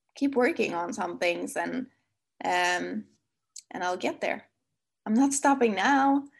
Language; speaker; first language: English; non-native, fluent; Swedish